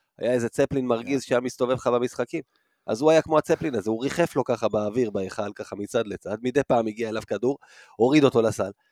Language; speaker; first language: Hebrew; native; Hebrew